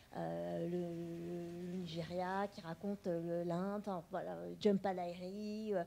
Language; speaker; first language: French; non-native, local second language; Vietnamese